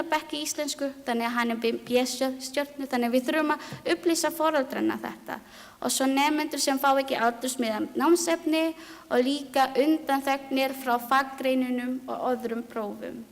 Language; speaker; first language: Icelandic; non-native, learner; Filipino